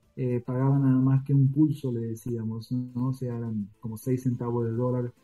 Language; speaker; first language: Spanish; early bilingual, heritage; Spanish